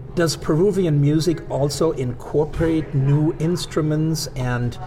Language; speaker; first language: English; non-native, fluent; German